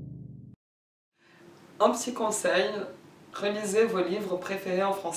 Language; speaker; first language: French; non-native, fluent; Portuguese